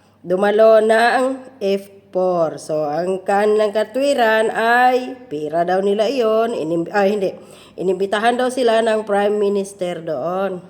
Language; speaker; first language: Filipino; non-native, local second language; Cebuano